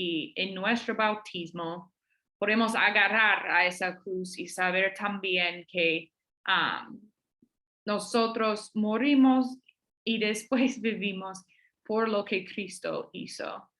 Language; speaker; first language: Spanish; non-native, fluent; English